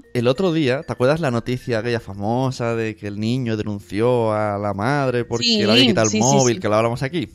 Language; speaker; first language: Spanish; native; Spanish